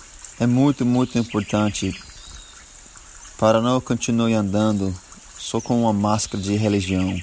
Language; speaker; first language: Portuguese; non-native, learner; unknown